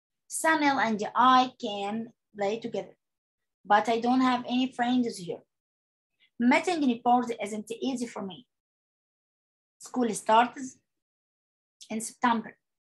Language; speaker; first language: English; non-native, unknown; Arabic